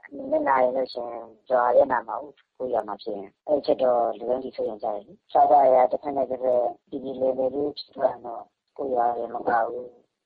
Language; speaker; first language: Burmese; native; Burmese